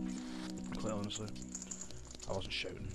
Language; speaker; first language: English; native; English